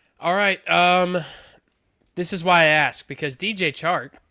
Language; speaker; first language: English; native; English